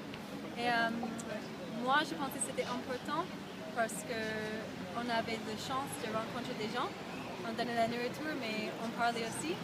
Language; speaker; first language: French; non-native, fluent; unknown